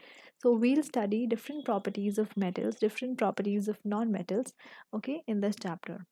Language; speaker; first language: English; non-native, local second language; Hindi